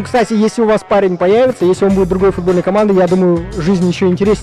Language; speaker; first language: Russian; native; Russian